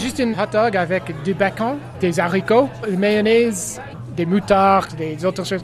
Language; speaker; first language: French; non-native, learner; English